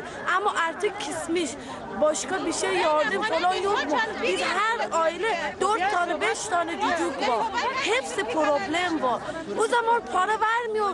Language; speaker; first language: Turkish; non-native, learner; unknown